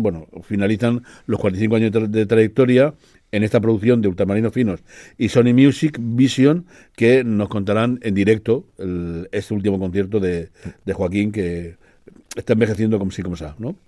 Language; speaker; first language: Spanish; native; Spanish